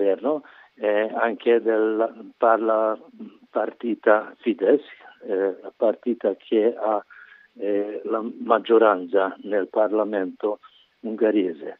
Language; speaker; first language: Italian; non-native, learner; Hungarian